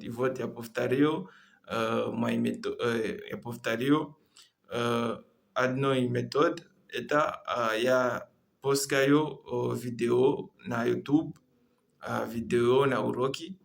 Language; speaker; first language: Russian; non-native, learner; Comorian